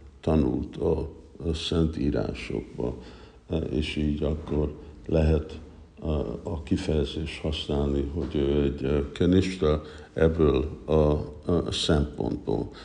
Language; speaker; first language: Hungarian; early bilingual, heritage; Hungarian